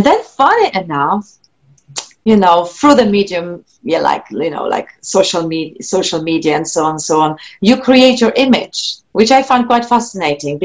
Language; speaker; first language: English; non-native, fluent; Polish